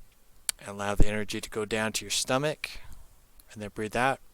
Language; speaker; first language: English; native; English